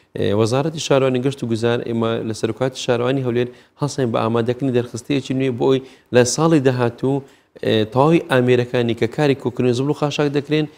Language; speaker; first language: Central Kurdish; native; Central Kurdish